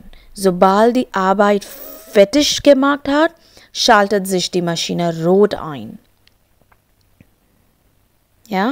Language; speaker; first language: German; non-native, learner; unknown